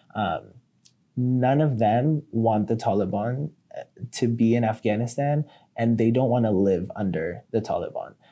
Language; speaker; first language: English; native; English